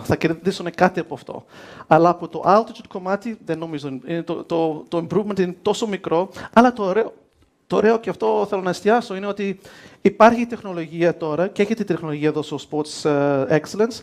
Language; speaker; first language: Greek; early bilingual, heritage; Greek